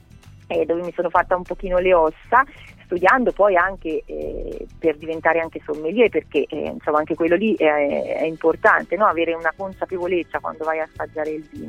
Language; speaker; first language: Italian; native; Italian